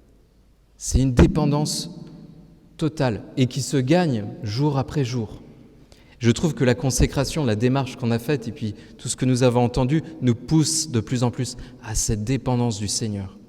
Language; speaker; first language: French; native; French